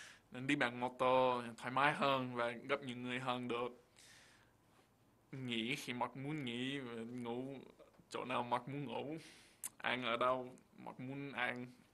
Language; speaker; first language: Vietnamese; non-native, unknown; English